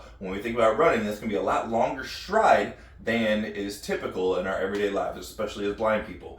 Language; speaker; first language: English; native; English